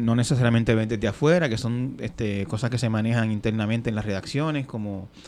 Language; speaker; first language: Spanish; native; Spanish